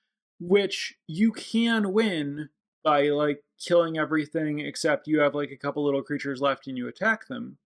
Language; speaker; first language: English; native; English